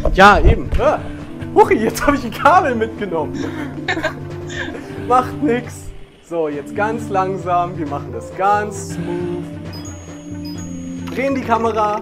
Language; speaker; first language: German; native; German